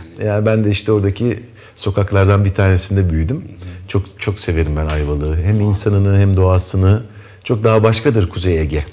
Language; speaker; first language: Turkish; native; Turkish